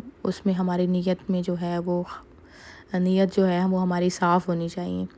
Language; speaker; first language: Urdu; native; Urdu